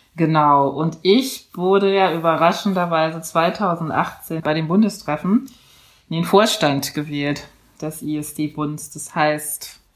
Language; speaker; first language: German; early bilingual, other home language; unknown